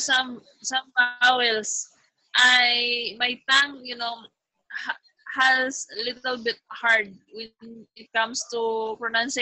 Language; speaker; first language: English; non-native, local second language; Filipino